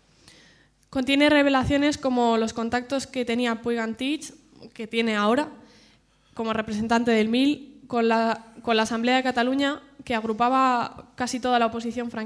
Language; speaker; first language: Spanish; native; Spanish